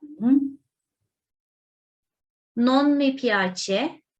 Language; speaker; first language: Italian; non-native, learner; Turkish